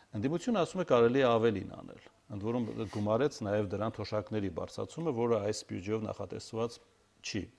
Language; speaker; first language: Armenian; native; Armenian